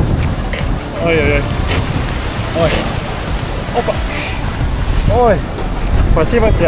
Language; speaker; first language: Russian; non-native, learner; Lithuanian